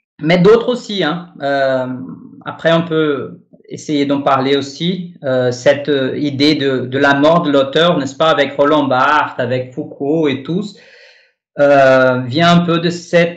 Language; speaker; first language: French; non-native, fluent; Portuguese